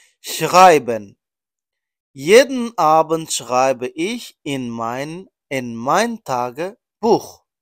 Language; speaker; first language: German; non-native, learner; Persian